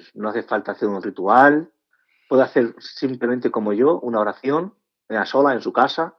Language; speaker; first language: Spanish; non-native, local second language; Catalan